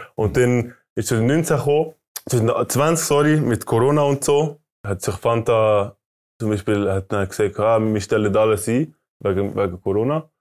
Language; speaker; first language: German; early bilingual, other home language; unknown